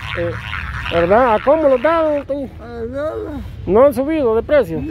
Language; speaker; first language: Spanish; native; Spanish